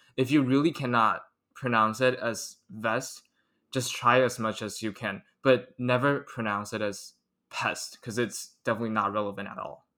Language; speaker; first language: English; non-native, fluent; Chinese